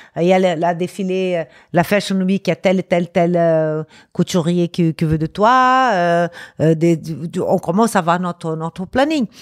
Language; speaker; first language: French; non-native, fluent; Portuguese